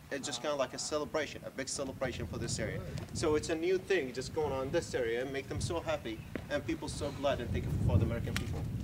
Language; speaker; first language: English; non-native, fluent; Arabic